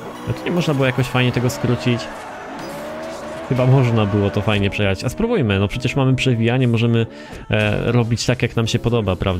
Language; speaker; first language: Polish; native; Polish